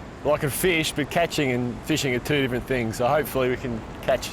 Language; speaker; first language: English; native; English